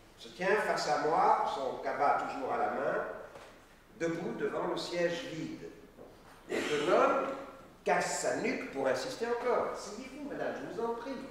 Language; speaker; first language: French; native; French